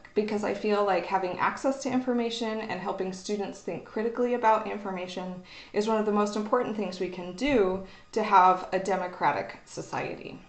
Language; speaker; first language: English; native; English